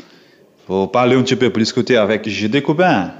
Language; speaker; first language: French; non-native, learner; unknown